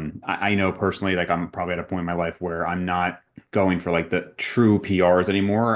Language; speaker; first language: English; native; English